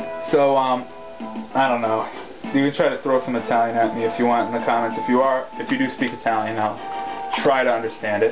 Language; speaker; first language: English; native; English